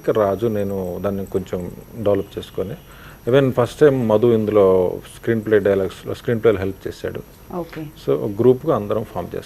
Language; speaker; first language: Telugu; native; Telugu